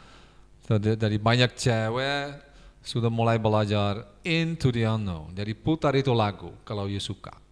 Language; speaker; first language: Indonesian; non-native, fluent; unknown